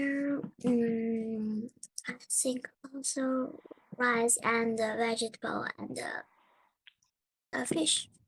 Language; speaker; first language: English; non-native, learner; Chinese